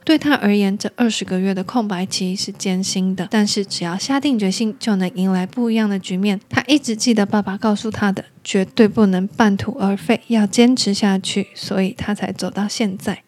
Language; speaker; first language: Chinese; native; Chinese